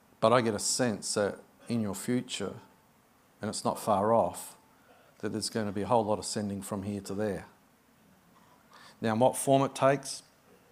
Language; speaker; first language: English; native; English